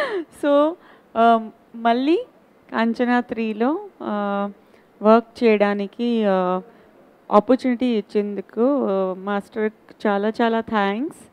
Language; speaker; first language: Telugu; non-native, learner; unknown